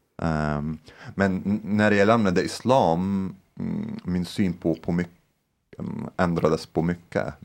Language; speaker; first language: Swedish; non-native, fluent; Arabic